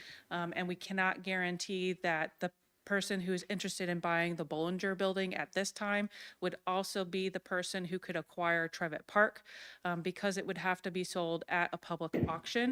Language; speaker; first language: English; native; English